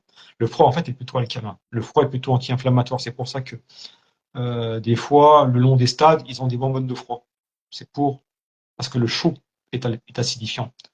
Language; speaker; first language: French; native; French